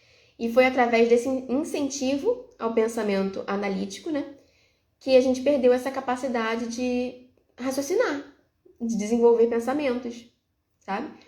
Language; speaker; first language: Portuguese; native; Portuguese